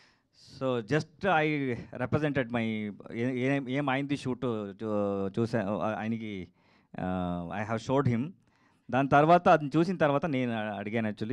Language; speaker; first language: Telugu; non-native, learner; Kannada